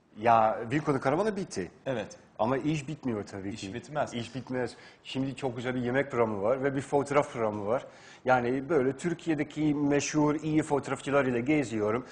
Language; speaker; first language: Turkish; non-native, fluent; Dutch